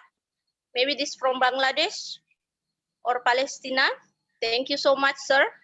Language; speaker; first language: English; non-native, fluent; Indonesian